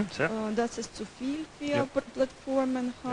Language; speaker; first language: German; non-native, learner; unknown